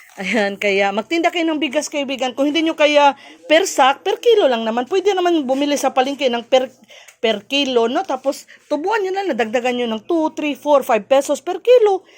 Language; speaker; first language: Filipino; non-native, local second language; Cebuano